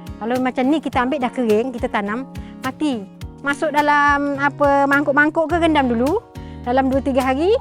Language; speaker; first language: Malay; native; Malay